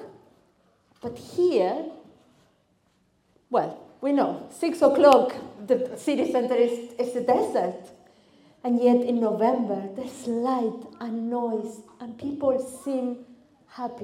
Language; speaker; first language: English; non-native, fluent; Spanish